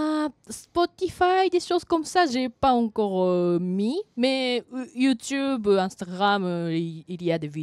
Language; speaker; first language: French; non-native, fluent; Japanese